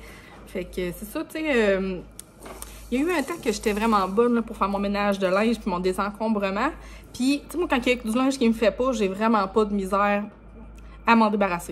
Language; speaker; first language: French; native; French